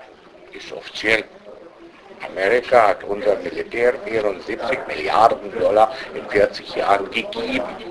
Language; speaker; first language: German; non-native, fluent; Arabic